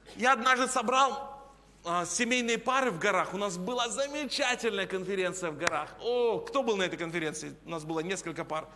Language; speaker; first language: Russian; native; Russian